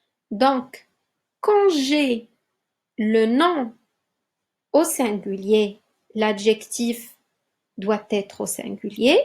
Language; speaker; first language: French; non-native, local second language; Arabic